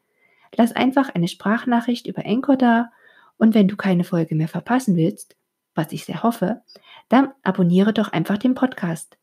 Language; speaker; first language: German; native; German